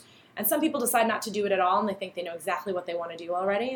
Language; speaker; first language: English; native; English